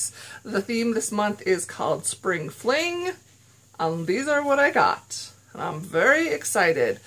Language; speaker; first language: English; native; English